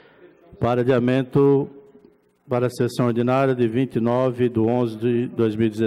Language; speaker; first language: Portuguese; native; Portuguese